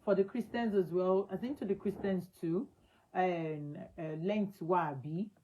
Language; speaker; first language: English; non-native, local second language; Yoruba